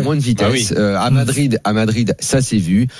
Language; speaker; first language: French; native; French